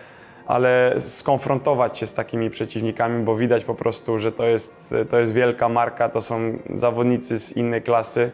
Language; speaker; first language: Polish; native; Polish